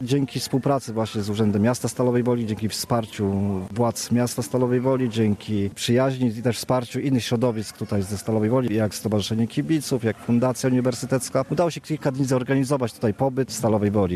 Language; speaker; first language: Polish; native; Polish